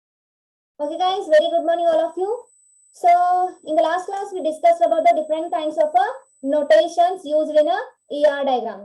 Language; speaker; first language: English; non-native, local second language; Kannada